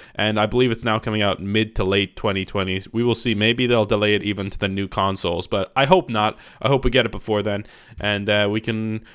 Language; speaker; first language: English; native; English